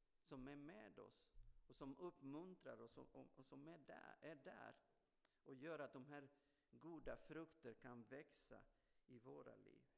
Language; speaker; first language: Swedish; non-native, fluent; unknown